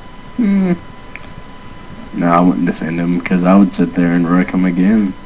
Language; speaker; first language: English; native; English